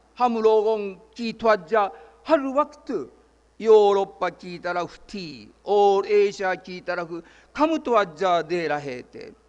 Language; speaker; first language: Urdu; non-native, fluent; Japanese